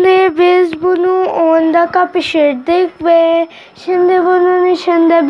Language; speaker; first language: Turkish; non-native, learner; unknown